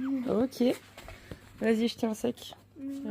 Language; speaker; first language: French; native; French